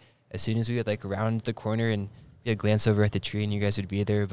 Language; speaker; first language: English; native; English